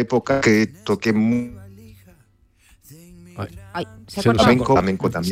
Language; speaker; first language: Spanish; non-native, fluent; Armenian